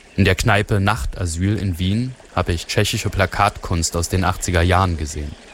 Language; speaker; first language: German; native; German